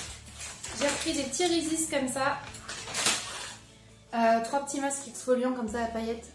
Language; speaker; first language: French; native; French